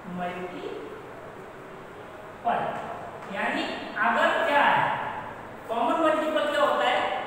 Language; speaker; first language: Hindi; native; Hindi